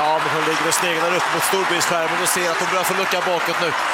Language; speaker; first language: Swedish; native; Swedish